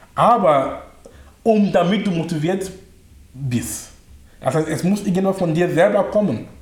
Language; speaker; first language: German; non-native, fluent; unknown